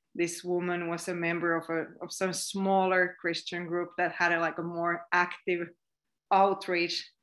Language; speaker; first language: English; non-native, fluent; Finnish